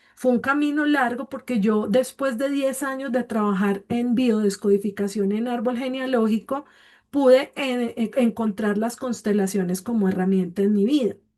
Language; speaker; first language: Spanish; native; Spanish